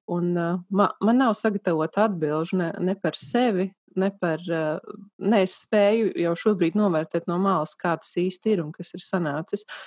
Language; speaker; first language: Latvian; native; Latvian